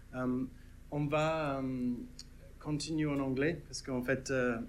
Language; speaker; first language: French; non-native, fluent; English